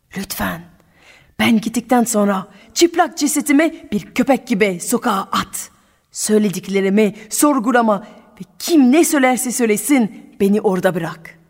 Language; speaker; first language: Turkish; non-native, fluent; French